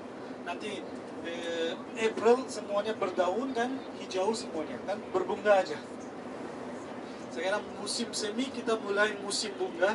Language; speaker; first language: Indonesian; non-native, fluent; Turkish